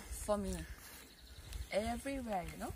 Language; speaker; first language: English; non-native, learner; Thai